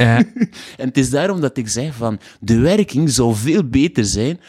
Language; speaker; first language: Dutch; non-native, fluent; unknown